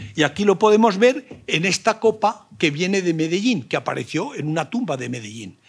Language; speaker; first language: Spanish; native; Spanish